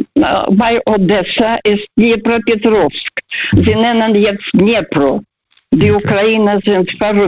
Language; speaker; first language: German; non-native, fluent; Russian